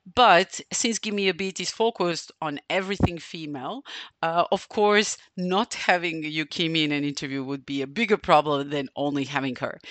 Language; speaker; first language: English; non-native, fluent; Serbian